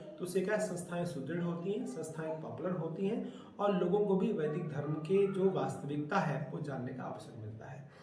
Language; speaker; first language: Hindi; native; Hindi